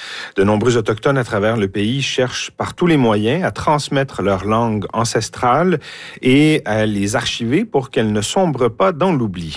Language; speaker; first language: French; native; French